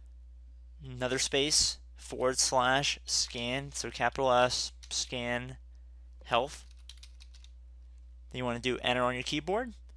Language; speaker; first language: English; native; English